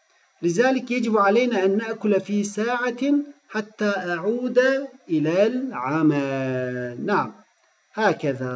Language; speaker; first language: Arabic; non-native, fluent; Turkish